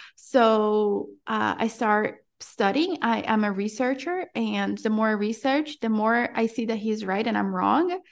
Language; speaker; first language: English; non-native, fluent; Portuguese